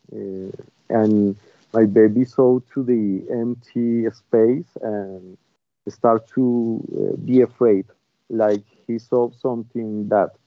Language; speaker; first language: English; non-native, learner; Spanish